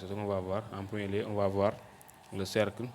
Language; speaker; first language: French; non-native, local second language; Wolof